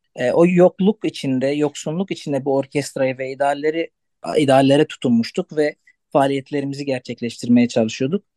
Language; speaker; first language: Turkish; non-native, local second language; Arabic